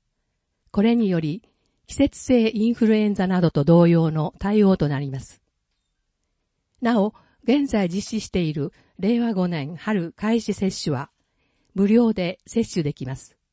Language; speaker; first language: Japanese; native; Japanese